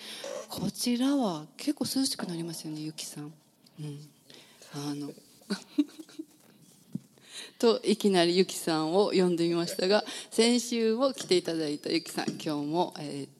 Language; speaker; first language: Japanese; native; Japanese